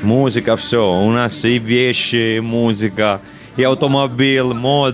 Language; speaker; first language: Russian; non-native, learner; Italian